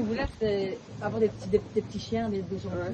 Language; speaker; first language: French; native; French